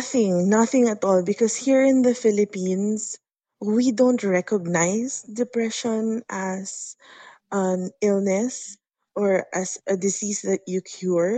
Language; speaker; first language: English; non-native, local second language; Filipino